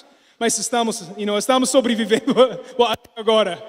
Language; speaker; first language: Portuguese; non-native, learner; English